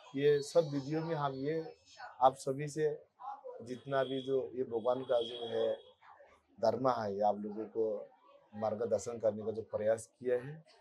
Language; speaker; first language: Hindi; non-native, local second language; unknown